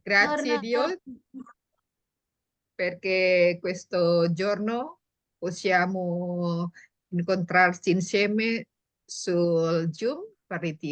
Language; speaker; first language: Italian; non-native, learner; Indonesian